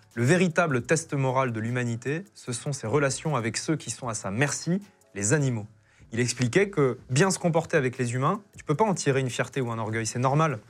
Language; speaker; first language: French; native; French